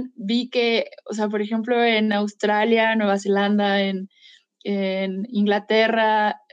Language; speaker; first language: Spanish; native; Spanish